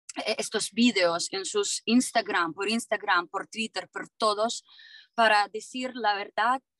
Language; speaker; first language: Spanish; non-native, learner; Ukrainian